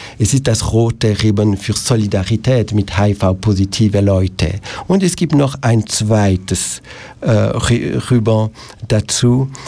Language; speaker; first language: German; non-native, local second language; French